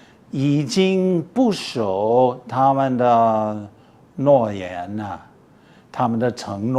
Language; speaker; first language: Chinese; non-native, fluent; English